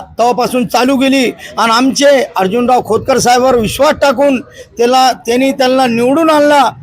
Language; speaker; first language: Marathi; non-native, local second language; Urdu